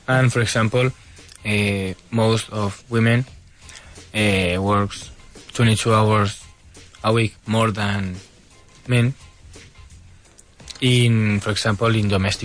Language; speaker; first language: English; non-native, learner; Spanish